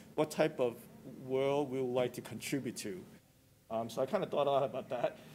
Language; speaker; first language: English; non-native, local second language; Cantonese